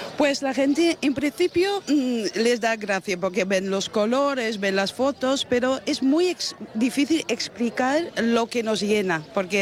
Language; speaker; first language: Spanish; non-native, fluent; Dutch